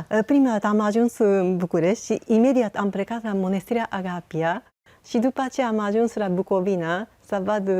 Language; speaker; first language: Romanian; non-native, learner; Japanese